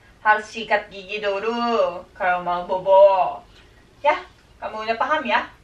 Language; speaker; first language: Indonesian; non-native, fluent; Japanese